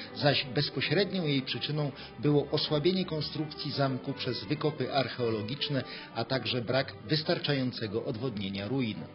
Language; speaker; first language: Polish; native; Polish